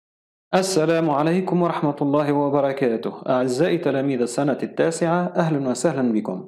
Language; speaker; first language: Arabic; native; Arabic